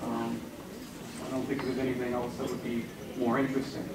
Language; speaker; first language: English; early bilingual, other home language; Spanish